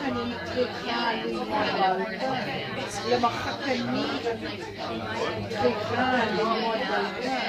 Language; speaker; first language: Hebrew; non-native, learner; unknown